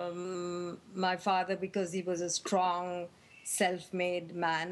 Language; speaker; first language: English; non-native, local second language; Tamil